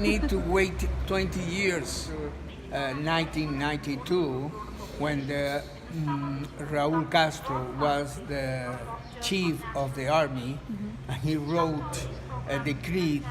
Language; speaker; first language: English; non-native, fluent; Spanish